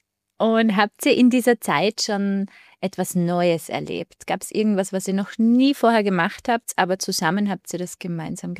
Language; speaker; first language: German; native; German